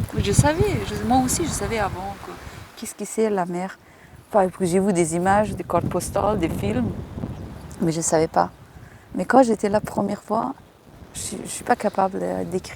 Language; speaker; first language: French; non-native, fluent; Persian